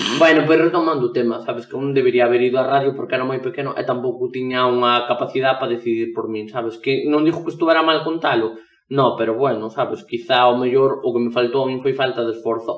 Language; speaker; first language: Galician; non-native, local second language; Spanish